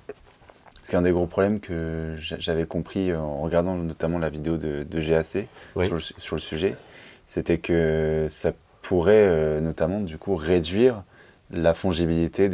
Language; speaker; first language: French; native; French